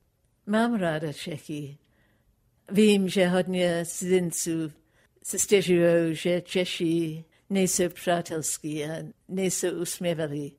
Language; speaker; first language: Czech; non-native, fluent; English